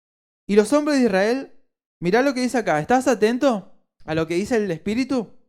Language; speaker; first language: Spanish; native; Spanish